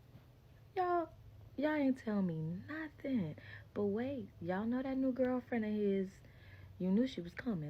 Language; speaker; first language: English; native; English